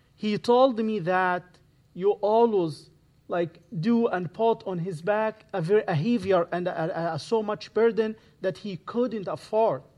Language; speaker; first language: English; non-native, fluent; Arabic